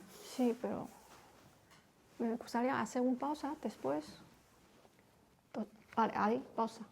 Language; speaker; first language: Spanish; non-native, fluent; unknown